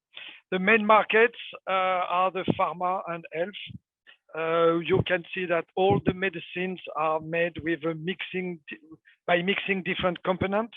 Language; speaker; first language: English; non-native, fluent; French